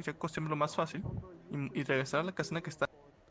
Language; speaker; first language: Spanish; native; Spanish